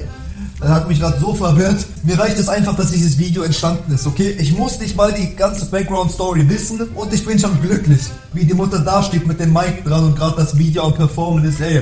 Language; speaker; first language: German; native; German